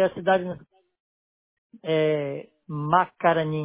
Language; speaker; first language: Spanish; non-native, learner; Portuguese